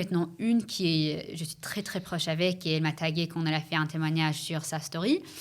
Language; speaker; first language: French; early bilingual, heritage; English